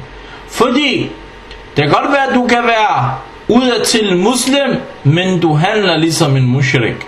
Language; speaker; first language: Danish; non-native, fluent; Arabic